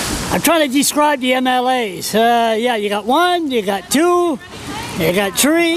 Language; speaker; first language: English; non-native, local second language; French